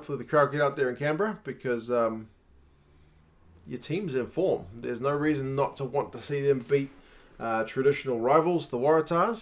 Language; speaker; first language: English; native; English